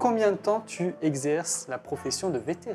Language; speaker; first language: French; native; French